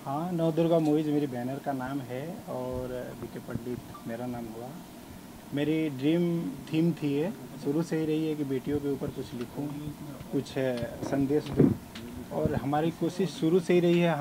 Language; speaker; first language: Hindi; native; Hindi